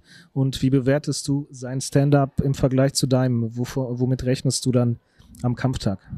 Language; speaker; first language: German; native; German